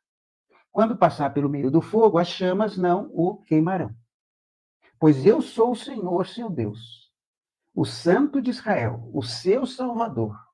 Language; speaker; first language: Portuguese; native; Portuguese